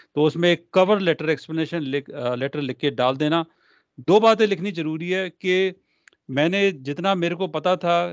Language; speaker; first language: Hindi; non-native, local second language; Punjabi